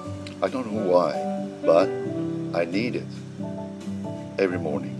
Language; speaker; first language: English; non-native, learner; French